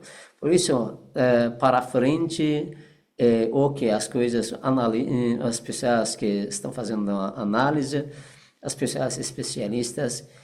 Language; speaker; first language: Portuguese; non-native, fluent; Persian